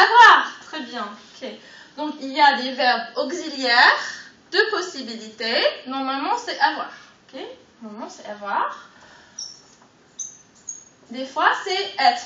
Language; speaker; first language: French; non-native, fluent; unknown